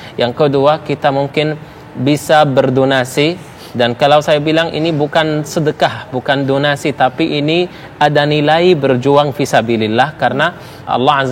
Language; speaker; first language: Indonesian; non-native, fluent; Arabic